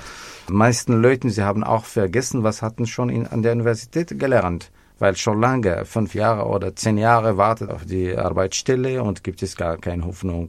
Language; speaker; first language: German; non-native, fluent; Arabic